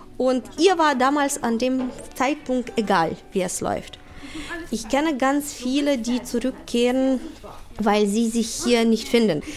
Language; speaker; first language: German; non-native, fluent; Ukrainian